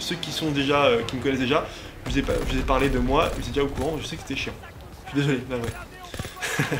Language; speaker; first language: French; native; French